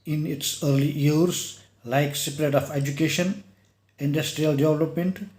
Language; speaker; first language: English; non-native, local second language; Urdu